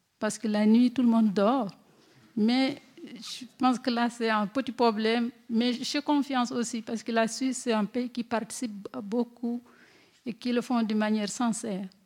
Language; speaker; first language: French; non-native, local second language; Fula